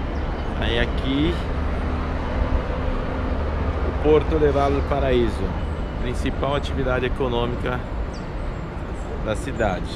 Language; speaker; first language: Spanish; non-native, learner; Portuguese